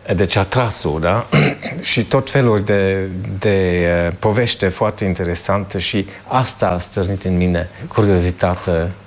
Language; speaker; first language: Romanian; non-native, fluent; German